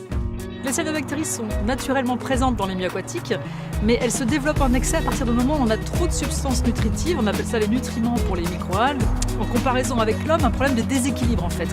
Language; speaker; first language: French; native; French